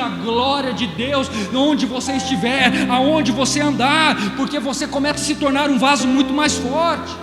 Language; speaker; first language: Portuguese; native; Portuguese